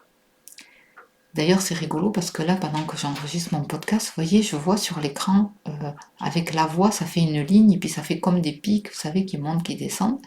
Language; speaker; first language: French; native; French